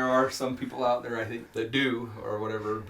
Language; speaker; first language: English; native; English